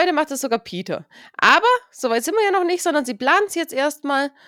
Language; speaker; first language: German; native; German